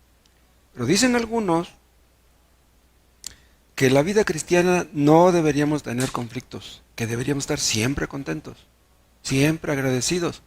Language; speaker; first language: Spanish; native; Spanish